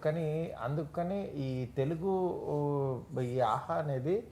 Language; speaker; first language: Telugu; native; Telugu